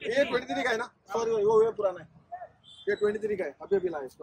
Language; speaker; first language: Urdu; non-native, local second language; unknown